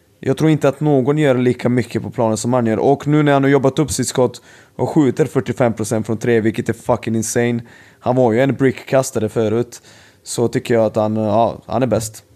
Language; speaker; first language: Swedish; native; Swedish